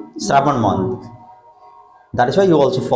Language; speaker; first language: English; non-native, fluent; Hindi